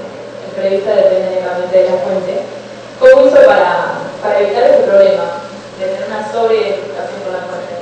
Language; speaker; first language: Spanish; native; Spanish